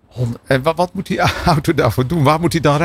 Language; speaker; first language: Dutch; native; Dutch